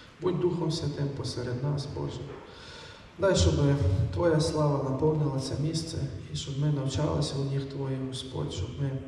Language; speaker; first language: Ukrainian; native; Ukrainian